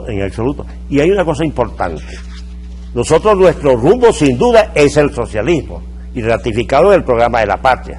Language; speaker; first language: Spanish; native; Spanish